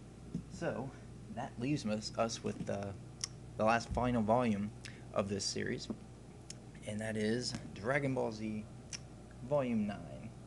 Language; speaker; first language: English; native; English